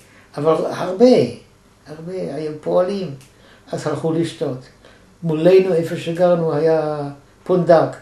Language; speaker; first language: Hebrew; non-native, fluent; German